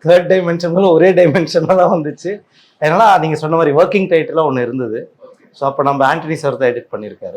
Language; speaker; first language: Tamil; native; Tamil